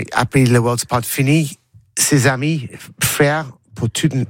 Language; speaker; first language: French; non-native, learner; English